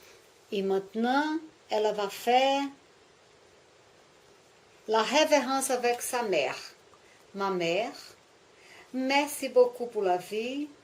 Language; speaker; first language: French; non-native, learner; Portuguese